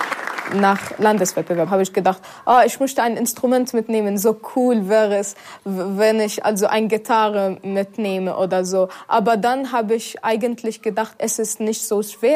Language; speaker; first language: German; non-native, fluent; Arabic